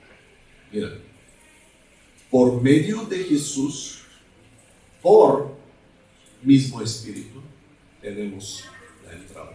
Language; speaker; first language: Spanish; non-native, fluent; Bulgarian